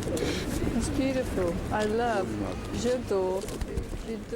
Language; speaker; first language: English; native; English